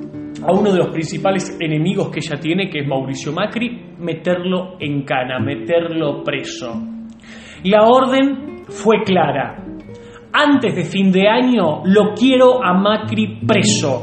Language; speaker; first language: Spanish; native; Spanish